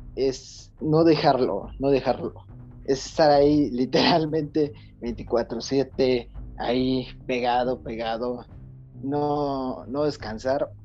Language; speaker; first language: Spanish; native; Spanish